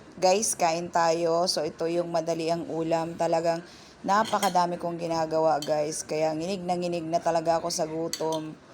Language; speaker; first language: Filipino; non-native, local second language; Cebuano